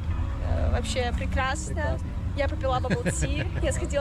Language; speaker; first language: Russian; native; Russian